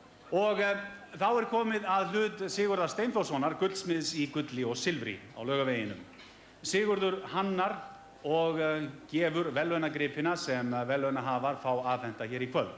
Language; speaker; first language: Icelandic; native; Icelandic